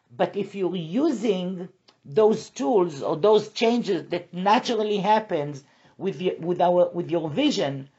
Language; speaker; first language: English; non-native, fluent; Hebrew